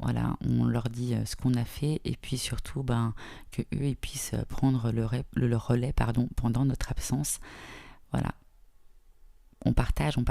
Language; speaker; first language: French; native; French